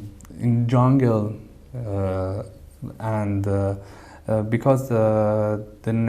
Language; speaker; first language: English; non-native, learner; Persian